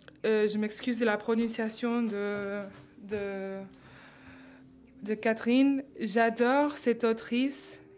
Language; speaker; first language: French; non-native, fluent; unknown